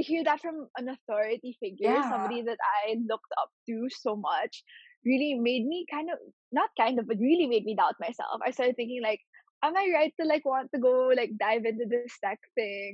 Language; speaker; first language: English; non-native, local second language; Filipino